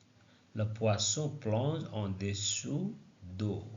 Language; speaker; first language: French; non-native, learner; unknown